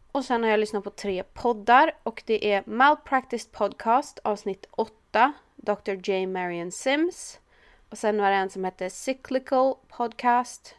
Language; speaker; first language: Swedish; native; Swedish